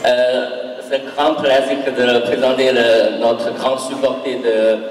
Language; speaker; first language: French; non-native, learner; Chinese